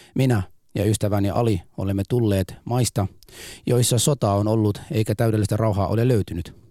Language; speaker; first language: Finnish; early bilingual, other home language; Persian